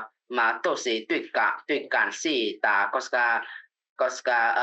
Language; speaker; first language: Finnish; non-native, learner; Vietnamese